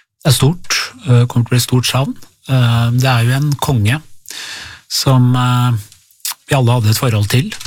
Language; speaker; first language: Norwegian; early bilingual, other home language; Persian